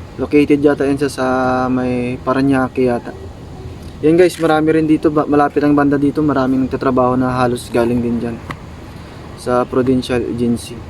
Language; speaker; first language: Filipino; native; Filipino